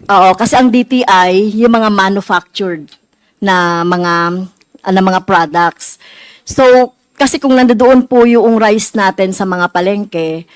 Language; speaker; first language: Filipino; native; Filipino